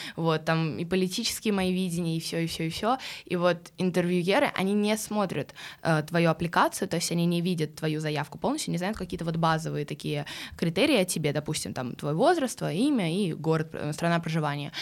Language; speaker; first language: Russian; early bilingual, other home language; Swedish